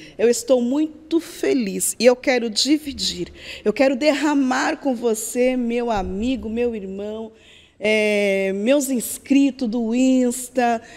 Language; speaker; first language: Portuguese; native; Portuguese